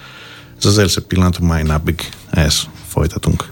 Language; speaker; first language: Hungarian; non-native, fluent; Greek